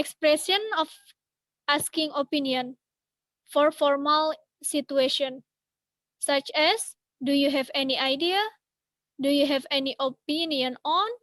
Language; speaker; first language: English; non-native, learner; Indonesian